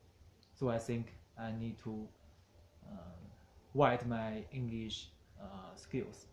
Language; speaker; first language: English; non-native, learner; Chinese